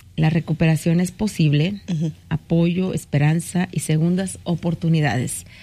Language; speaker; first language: Spanish; native; Spanish